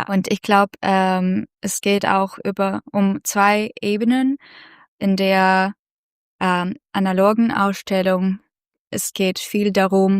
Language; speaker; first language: German; non-native, fluent; Russian